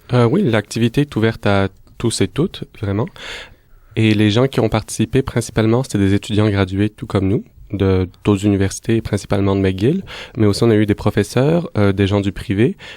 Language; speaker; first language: French; native; French